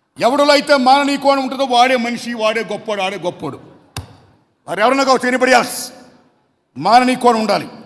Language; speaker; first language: Telugu; native; Telugu